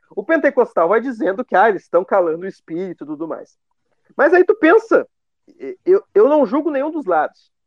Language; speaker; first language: Portuguese; native; Portuguese